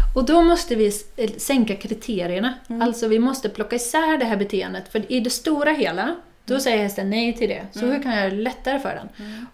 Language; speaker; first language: Swedish; non-native, fluent; Dutch